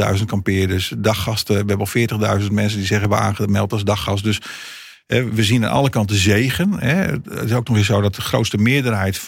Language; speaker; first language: Dutch; non-native, fluent; Portuguese